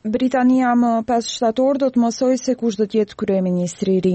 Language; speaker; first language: Albanian; native; Albanian